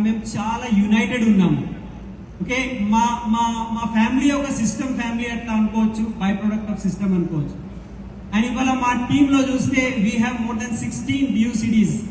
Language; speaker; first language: Telugu; non-native, local second language; Hindi